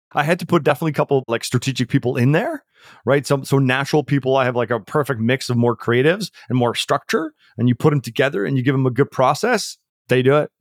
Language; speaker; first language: English; early bilingual, other home language; Czech